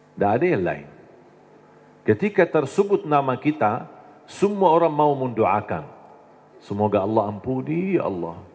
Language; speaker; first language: Indonesian; non-native, fluent; Arabic